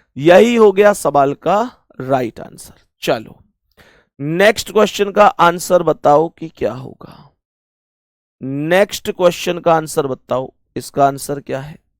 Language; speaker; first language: Hindi; native; Hindi